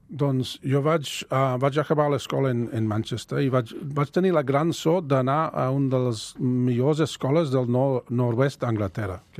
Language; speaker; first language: Catalan; non-native, fluent; English